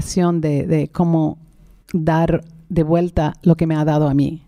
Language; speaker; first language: Spanish; non-native, fluent; English